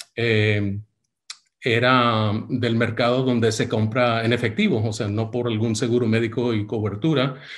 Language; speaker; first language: Spanish; early bilingual, heritage; Spanish